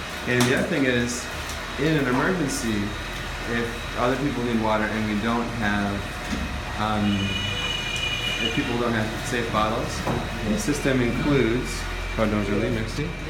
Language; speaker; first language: English; native; English